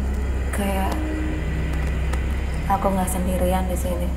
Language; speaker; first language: Indonesian; native; Indonesian